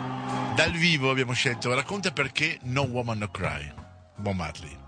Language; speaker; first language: Italian; native; Italian